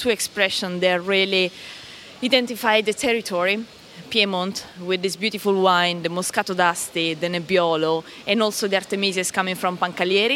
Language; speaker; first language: English; non-native, fluent; Italian